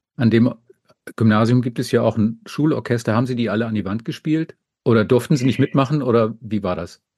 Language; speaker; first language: German; native; German